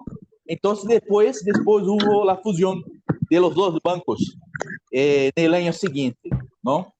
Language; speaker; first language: Spanish; non-native, fluent; Portuguese